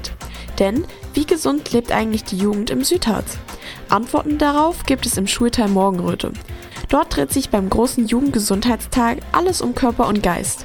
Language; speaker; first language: German; native; German